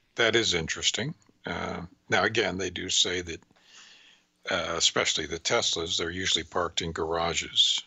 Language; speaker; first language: English; native; English